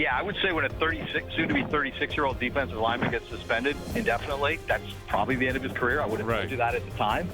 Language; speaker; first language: English; native; English